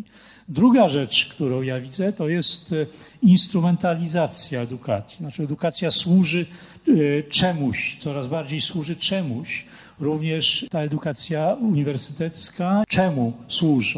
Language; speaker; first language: Polish; native; Polish